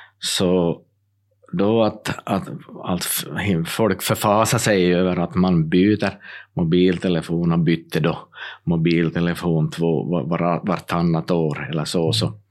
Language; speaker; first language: Swedish; native; Swedish